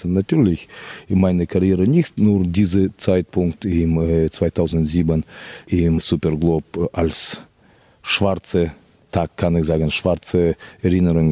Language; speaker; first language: German; non-native, fluent; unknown